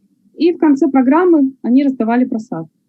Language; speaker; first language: Russian; native; Russian